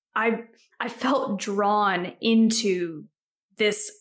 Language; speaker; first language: English; native; English